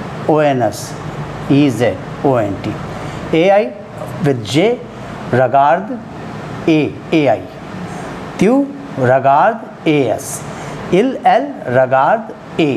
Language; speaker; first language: French; non-native, learner; Hindi